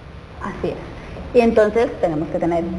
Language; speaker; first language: Spanish; native; Spanish